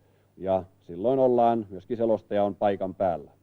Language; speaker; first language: Finnish; native; Finnish